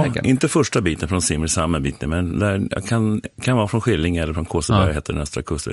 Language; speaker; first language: Swedish; native; Swedish